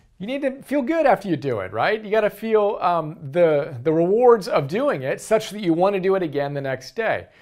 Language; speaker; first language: English; native; English